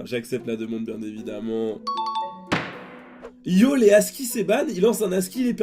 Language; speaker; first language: French; native; French